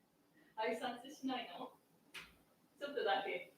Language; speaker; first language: Japanese; non-native, fluent; English